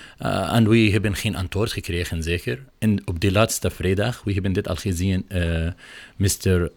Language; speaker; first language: Dutch; non-native, learner; Arabic